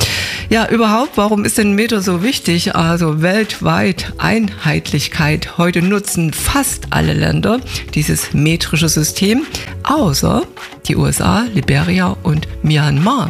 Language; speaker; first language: German; native; German